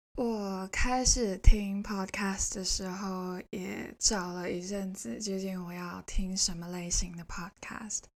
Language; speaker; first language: Chinese; non-native, local second language; Cantonese